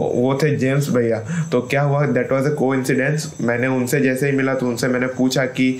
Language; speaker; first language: Hindi; non-native, local second language; Bangla